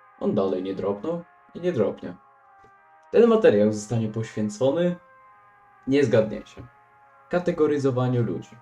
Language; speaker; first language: Polish; native; Polish